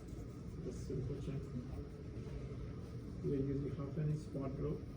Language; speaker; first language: English; non-native, fluent; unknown